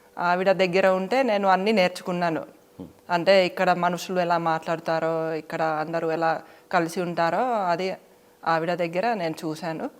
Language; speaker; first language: Telugu; non-native, fluent; Finnish